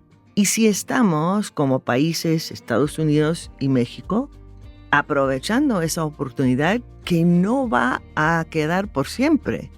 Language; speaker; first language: Spanish; non-native, fluent; English